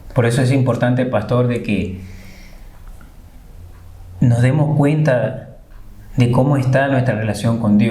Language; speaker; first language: Spanish; native; Spanish